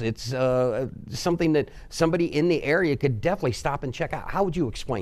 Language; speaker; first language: English; native; English